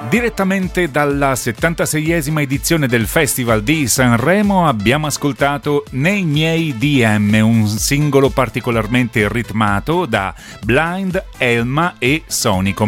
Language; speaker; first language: Italian; native; Italian